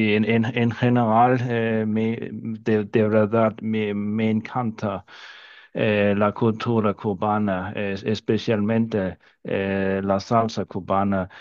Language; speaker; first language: Spanish; non-native, fluent; Danish